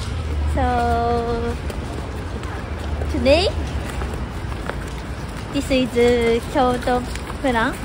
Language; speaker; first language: English; non-native, learner; Japanese